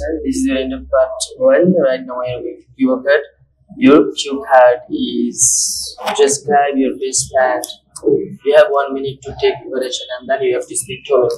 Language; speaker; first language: English; non-native, fluent; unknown